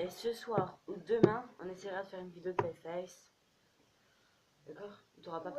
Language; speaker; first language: French; native; French